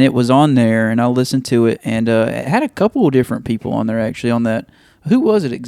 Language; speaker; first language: English; native; English